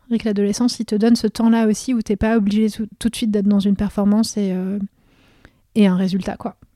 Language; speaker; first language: French; native; French